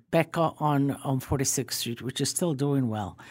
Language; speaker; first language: English; early bilingual, other home language; Croatian